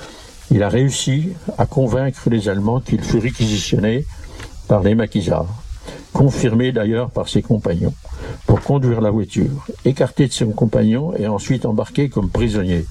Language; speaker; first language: French; native; French